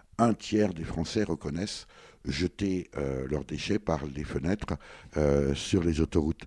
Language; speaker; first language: French; native; French